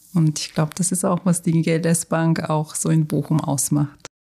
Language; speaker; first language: German; non-native, fluent; Turkish